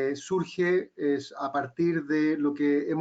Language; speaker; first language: Spanish; native; Spanish